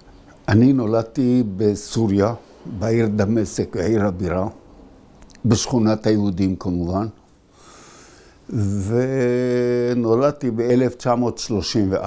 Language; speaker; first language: Hebrew; early bilingual, other home language; Arabic